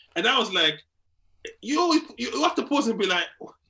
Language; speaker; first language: English; native; English